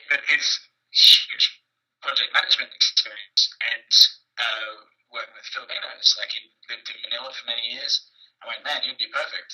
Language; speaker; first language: English; native; English